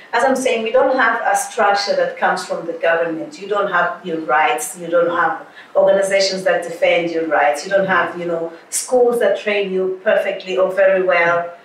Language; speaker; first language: English; non-native, fluent; Portuguese